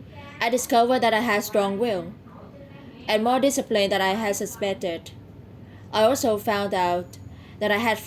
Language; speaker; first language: English; non-native, learner; Vietnamese